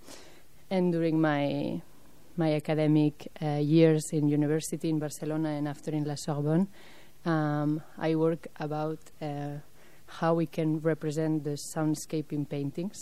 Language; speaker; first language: English; non-native, fluent; French